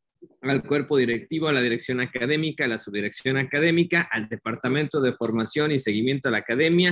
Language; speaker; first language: Spanish; native; Spanish